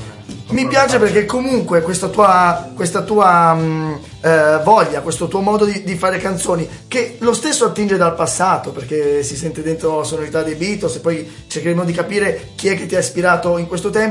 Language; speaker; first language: Italian; native; Italian